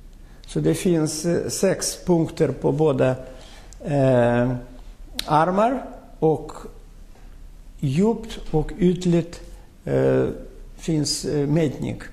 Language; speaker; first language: Swedish; non-native, fluent; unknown